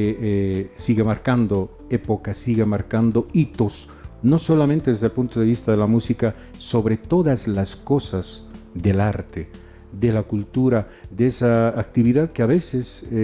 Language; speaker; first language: Spanish; native; Spanish